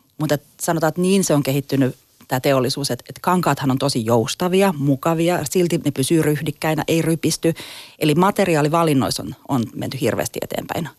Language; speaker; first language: Finnish; native; Finnish